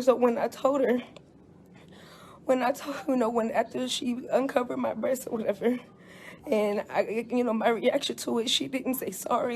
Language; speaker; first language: English; native; English